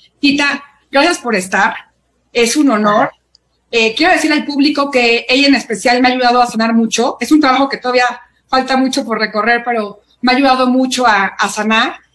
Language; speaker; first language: Spanish; native; Spanish